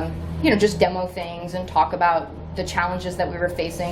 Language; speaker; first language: English; native; English